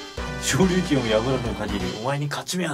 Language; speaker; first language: Japanese; native; Japanese